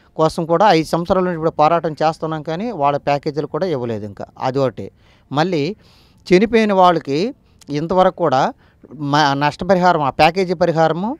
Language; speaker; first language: Telugu; native; Telugu